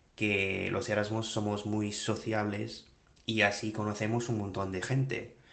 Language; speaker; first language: Spanish; non-native, fluent; English